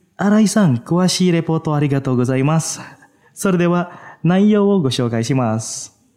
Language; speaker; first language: Japanese; non-native, fluent; Indonesian